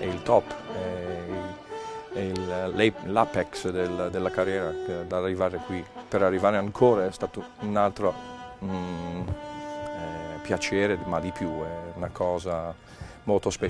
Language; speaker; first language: Italian; non-native, learner; English